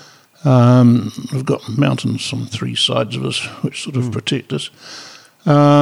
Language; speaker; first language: English; native; English